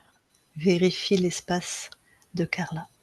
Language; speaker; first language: French; native; French